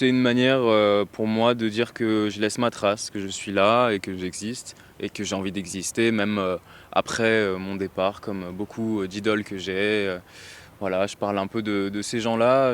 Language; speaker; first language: French; native; French